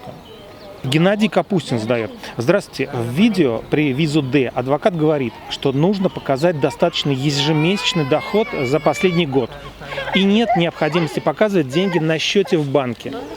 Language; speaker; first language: Russian; native; Russian